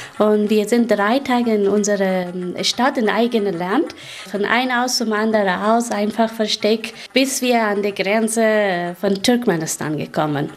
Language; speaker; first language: German; non-native, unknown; Persian